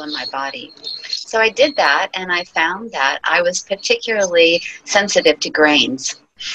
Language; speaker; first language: English; native; English